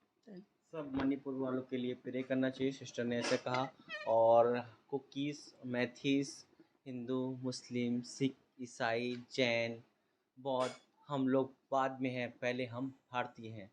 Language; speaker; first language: Hindi; native; Hindi